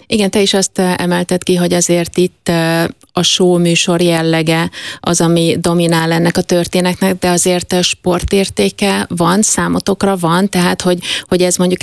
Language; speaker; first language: Hungarian; native; Hungarian